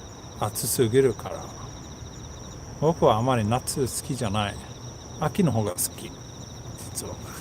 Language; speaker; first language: Japanese; non-native, learner; Swedish